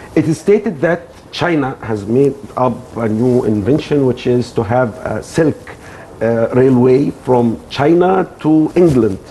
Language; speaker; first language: English; non-native, fluent; Arabic